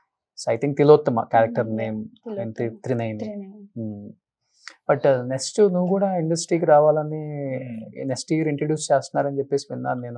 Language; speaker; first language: Telugu; native; Telugu